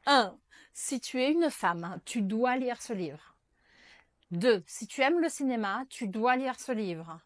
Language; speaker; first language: French; non-native, fluent; Portuguese